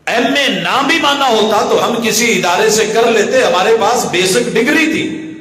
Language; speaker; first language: Urdu; non-native, local second language; Punjabi